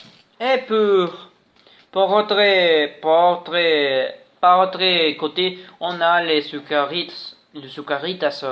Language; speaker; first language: French; non-native, learner; Spanish